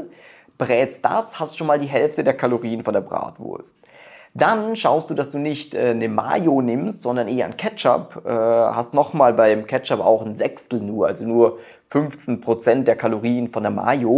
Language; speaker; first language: German; native; German